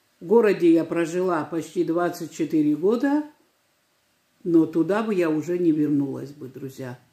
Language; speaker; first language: Russian; non-native, local second language; Georgian